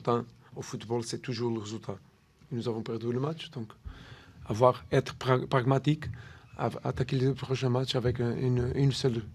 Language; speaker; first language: French; non-native, learner; Portuguese